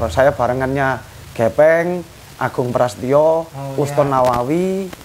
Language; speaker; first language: Indonesian; non-native, local second language; Javanese